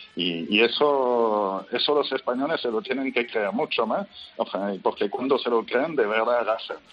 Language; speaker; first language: Spanish; non-native, fluent; French